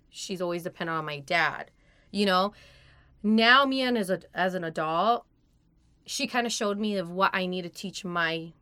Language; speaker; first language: English; early bilingual, other home language; Persian